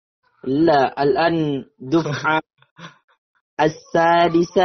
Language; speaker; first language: Arabic; non-native, learner; Indonesian